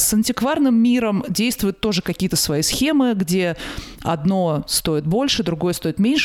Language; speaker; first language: Russian; native; Russian